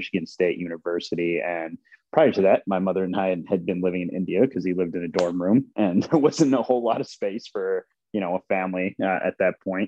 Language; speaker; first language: English; early bilingual, other home language; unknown